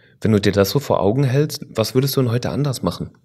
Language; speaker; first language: German; native; German